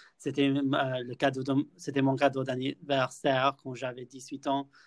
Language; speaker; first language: French; non-native, fluent; English